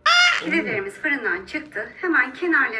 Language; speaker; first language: Turkish; native; Turkish